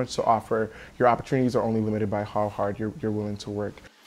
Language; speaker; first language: English; early bilingual, other home language; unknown